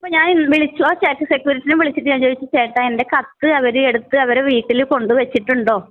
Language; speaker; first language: Malayalam; native; Malayalam